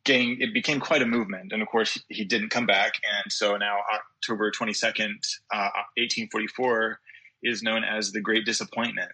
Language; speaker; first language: English; native; English